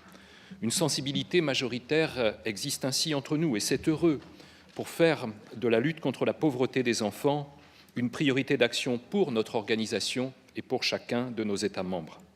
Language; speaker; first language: French; native; French